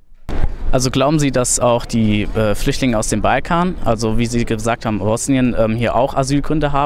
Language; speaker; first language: German; native; German